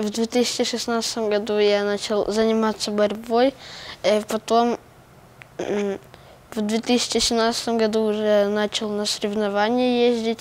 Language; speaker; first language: Russian; non-native, local second language; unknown